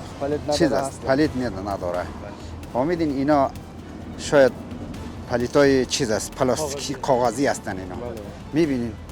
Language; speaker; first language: Persian; non-native, local second language; Pashto